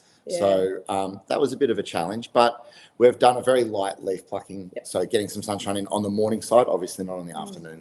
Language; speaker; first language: English; native; English